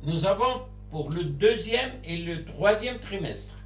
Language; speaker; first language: French; non-native, local second language; Arabic